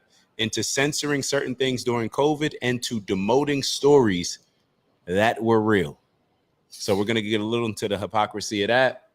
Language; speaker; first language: English; native; English